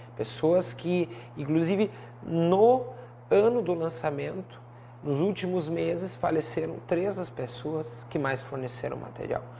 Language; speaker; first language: Portuguese; native; Portuguese